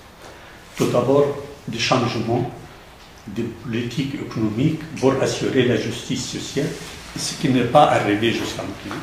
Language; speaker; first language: French; non-native, fluent; Arabic